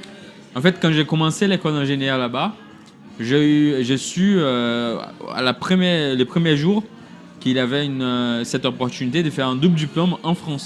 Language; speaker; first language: French; non-native, fluent; Portuguese